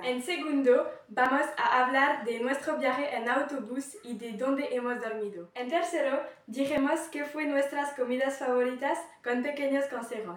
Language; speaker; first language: Spanish; non-native, learner; French